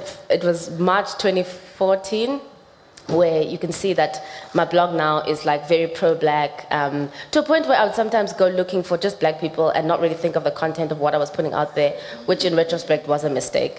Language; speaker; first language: English; non-native, local second language; Xhosa